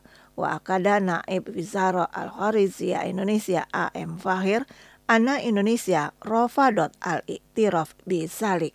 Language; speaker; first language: Arabic; non-native, learner; Indonesian